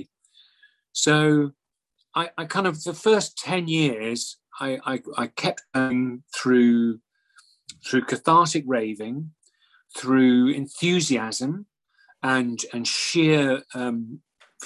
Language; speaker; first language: English; native; English